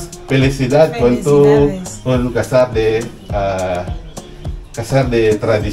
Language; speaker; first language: Spanish; non-native, learner; Filipino